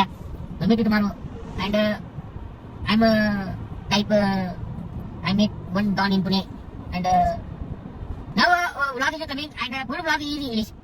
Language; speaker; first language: English; non-native, learner; Marathi